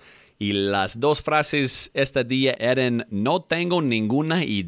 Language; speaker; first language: Spanish; non-native, fluent; English